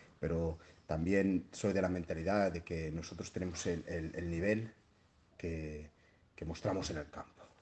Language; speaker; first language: Spanish; non-native, local second language; Catalan